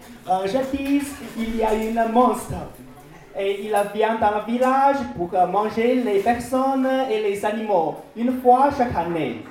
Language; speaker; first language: French; non-native, learner; Chinese